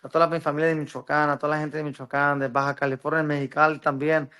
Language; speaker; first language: Spanish; early bilingual, heritage; Spanish